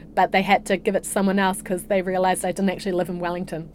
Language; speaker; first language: English; native; English